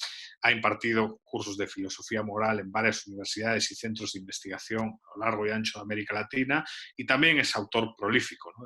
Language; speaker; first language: Spanish; native; Spanish